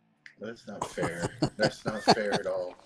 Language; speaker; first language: English; native; English